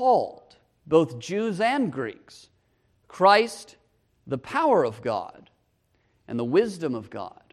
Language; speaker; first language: English; native; English